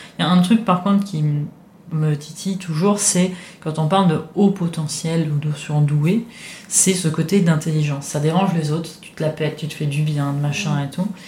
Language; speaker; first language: French; non-native, fluent; Italian